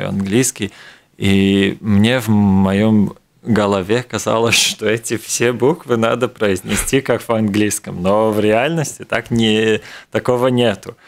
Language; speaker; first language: Russian; non-native, local second language; Latvian